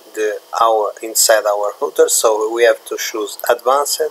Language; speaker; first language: English; non-native, learner; Portuguese